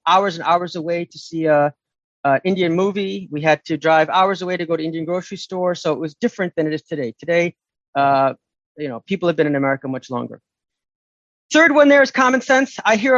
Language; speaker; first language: English; native; English